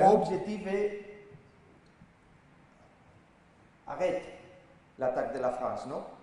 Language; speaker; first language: French; non-native, learner; Spanish